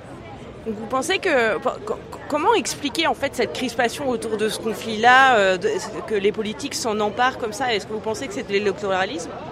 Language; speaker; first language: French; native; French